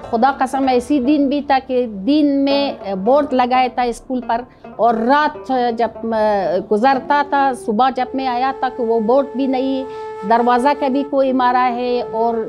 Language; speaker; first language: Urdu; non-native, fluent; Persian